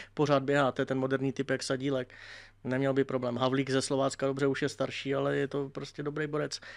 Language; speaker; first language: Czech; native; Czech